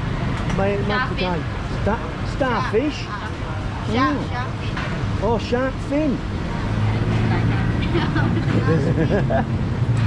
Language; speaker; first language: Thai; non-native, learner; English